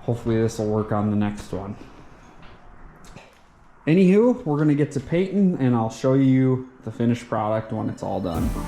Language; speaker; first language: English; native; English